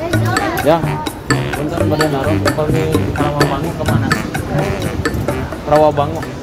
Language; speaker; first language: Indonesian; non-native, local second language; Sundanese